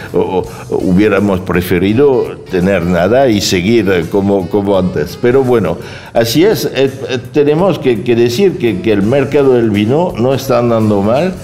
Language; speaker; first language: Spanish; non-native, fluent; French